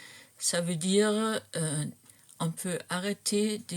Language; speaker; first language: French; non-native, fluent; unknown